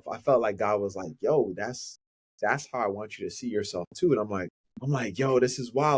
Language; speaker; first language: English; native; English